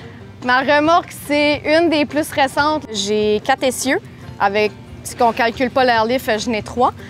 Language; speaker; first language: French; native; French